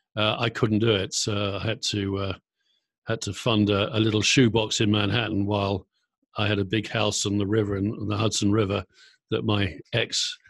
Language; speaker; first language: English; native; English